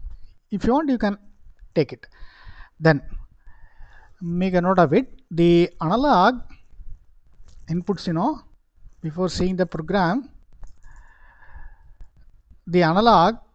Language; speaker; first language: English; non-native, local second language; Tamil